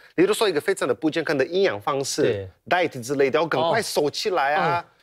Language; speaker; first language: Chinese; non-native, fluent; Portuguese